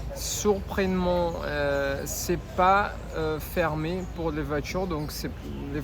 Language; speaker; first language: French; non-native, fluent; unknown